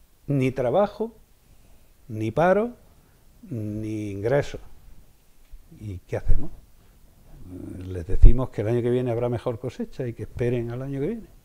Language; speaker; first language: Spanish; native; Spanish